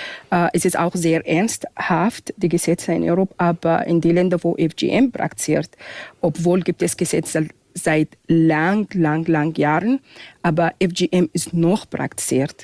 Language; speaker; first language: German; non-native, fluent; Arabic